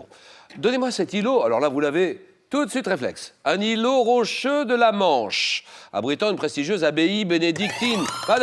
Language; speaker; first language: French; native; French